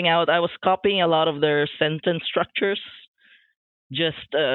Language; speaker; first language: English; non-native, local second language; Filipino